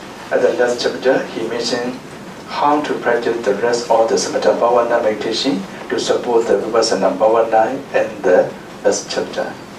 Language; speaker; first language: English; non-native, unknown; Burmese